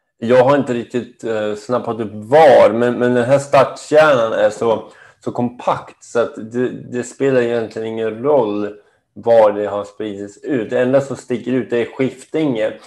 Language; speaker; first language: Swedish; native; Swedish